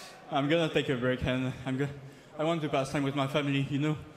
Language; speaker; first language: English; non-native, fluent; French